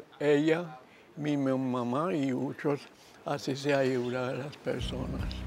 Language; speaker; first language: Spanish; non-native, local second language; English